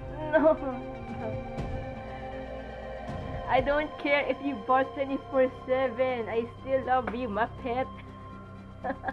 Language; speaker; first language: English; non-native, local second language; Filipino